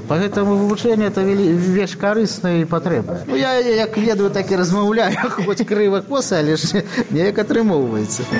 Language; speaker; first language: Belarusian; non-native, local second language; Russian